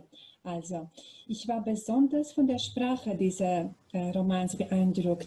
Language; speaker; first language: German; non-native, learner; Macedonian